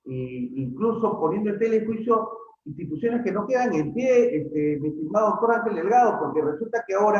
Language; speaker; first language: Spanish; native; Spanish